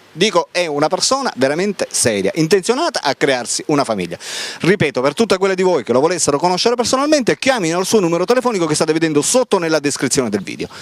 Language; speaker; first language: Italian; native; Italian